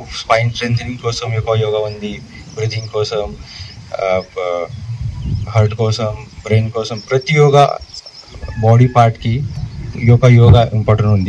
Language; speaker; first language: Telugu; non-native, local second language; Hindi